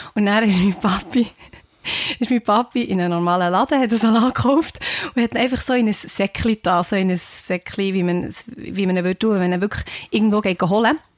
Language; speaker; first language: German; native; German